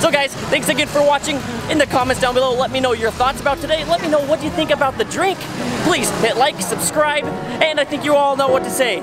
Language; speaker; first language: English; native; English